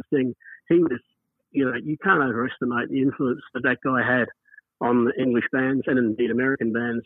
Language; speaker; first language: English; native; English